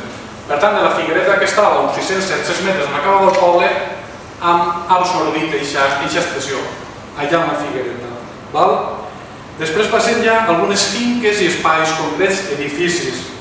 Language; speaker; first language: Catalan; native; Catalan